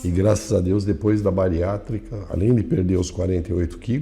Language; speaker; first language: Portuguese; native; Portuguese